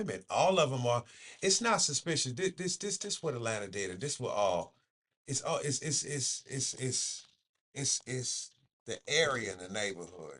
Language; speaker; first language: English; native; English